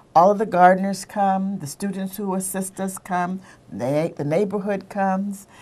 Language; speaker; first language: English; native; English